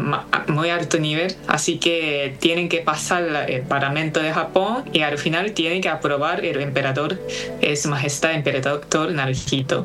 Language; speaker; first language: Spanish; non-native, fluent; Japanese